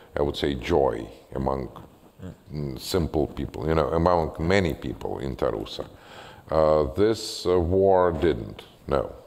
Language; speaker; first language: English; non-native, fluent; Russian